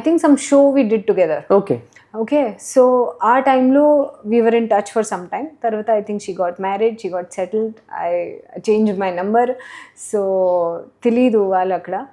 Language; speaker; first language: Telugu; non-native, learner; Hindi